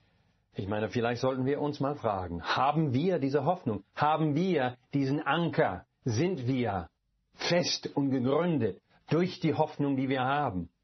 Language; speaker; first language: German; non-native, fluent; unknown